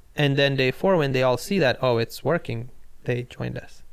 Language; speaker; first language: English; non-native, local second language; Pashto